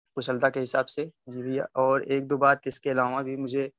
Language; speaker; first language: Hindi; native; Hindi